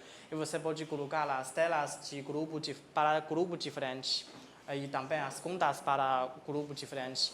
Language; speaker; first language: Portuguese; non-native, fluent; Chinese